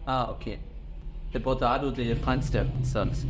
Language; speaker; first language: Spanish; non-native, learner; German